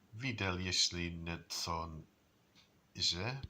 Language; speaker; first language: Czech; non-native, learner; English